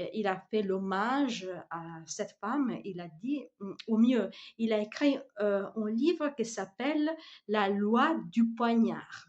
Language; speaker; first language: French; non-native, fluent; Italian